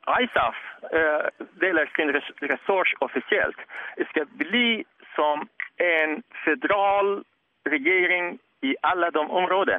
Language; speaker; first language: Swedish; non-native, fluent; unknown